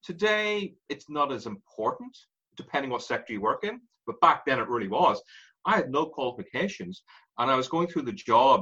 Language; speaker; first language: English; native; English